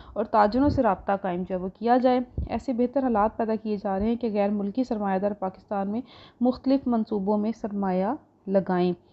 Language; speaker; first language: Urdu; non-native, local second language; Punjabi